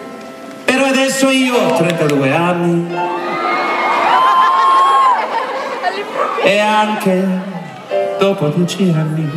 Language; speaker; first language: Italian; non-native, fluent; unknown